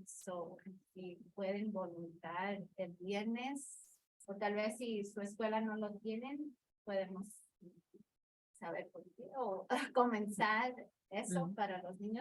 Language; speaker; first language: Spanish; early bilingual, heritage; Spanish